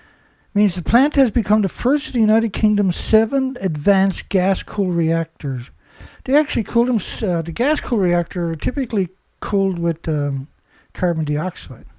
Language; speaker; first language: English; native; English